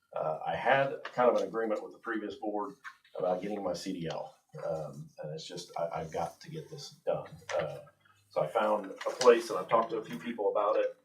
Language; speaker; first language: English; native; English